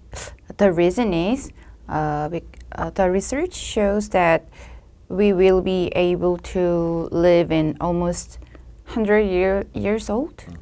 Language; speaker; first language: English; non-native, learner; Korean